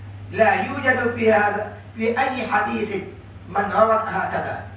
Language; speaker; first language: Arabic; non-native, fluent; Malay